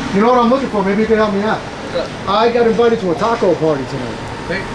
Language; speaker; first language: English; native; English